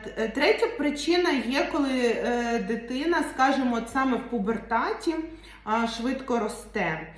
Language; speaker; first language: Ukrainian; non-native, local second language; Russian